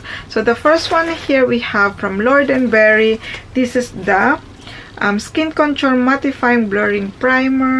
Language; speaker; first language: English; non-native, fluent; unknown